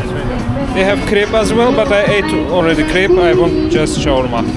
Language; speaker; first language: English; non-native, fluent; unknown